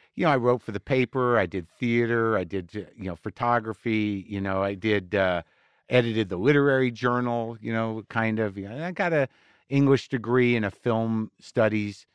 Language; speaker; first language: English; native; English